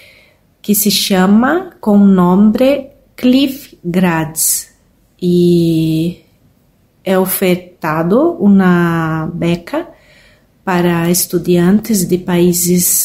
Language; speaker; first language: Spanish; non-native, learner; Portuguese